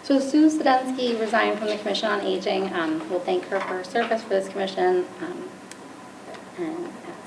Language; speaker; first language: English; native; English